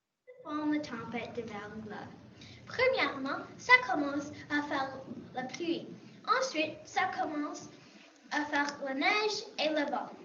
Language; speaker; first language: French; non-native, local second language; English